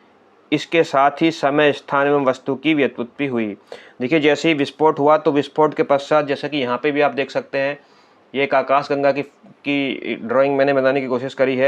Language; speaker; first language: Hindi; native; Hindi